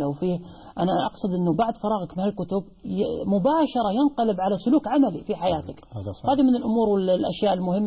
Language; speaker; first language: Arabic; native; Arabic